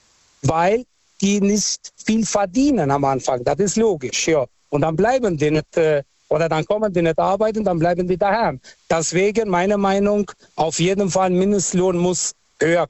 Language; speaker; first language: German; non-native, fluent; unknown